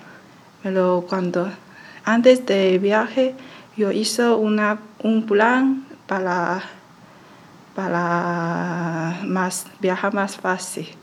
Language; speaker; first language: Spanish; non-native, learner; Chinese